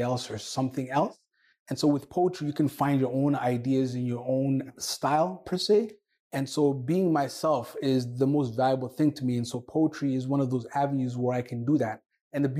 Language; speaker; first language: English; non-native, fluent; Somali